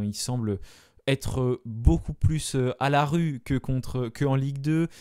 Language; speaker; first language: French; native; French